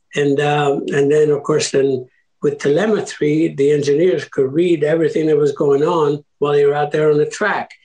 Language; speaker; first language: English; early bilingual, other home language; Italian